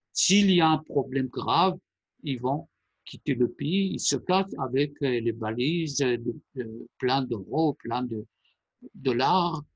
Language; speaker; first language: French; non-native, fluent; Persian